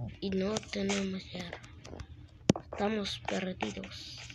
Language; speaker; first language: Spanish; early bilingual, heritage; Spanish